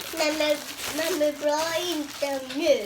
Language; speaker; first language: Swedish; early bilingual, other home language; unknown